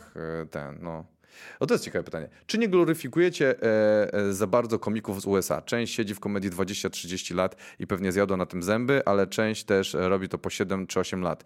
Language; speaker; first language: Polish; native; Polish